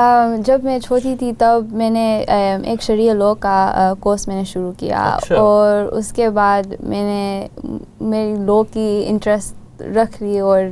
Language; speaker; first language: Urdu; non-native, learner; Gujarati